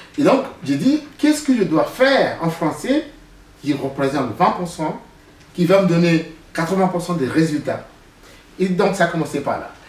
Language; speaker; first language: French; non-native, fluent; English